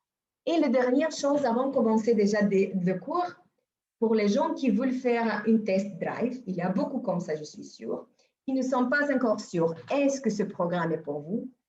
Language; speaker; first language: French; non-native, fluent; Bulgarian